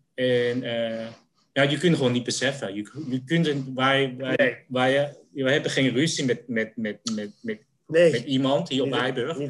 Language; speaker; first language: Dutch; early bilingual, other home language; Cantonese